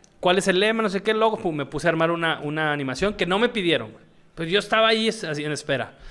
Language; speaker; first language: Spanish; native; Spanish